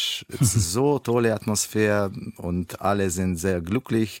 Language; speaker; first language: German; non-native, learner; Russian